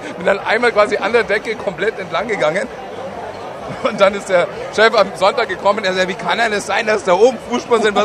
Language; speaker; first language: German; native; German